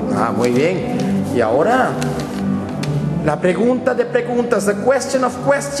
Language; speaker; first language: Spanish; non-native, learner; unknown